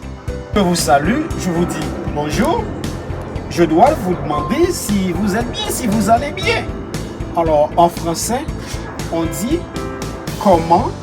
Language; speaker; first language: French; non-native, local second language; Haitian Creole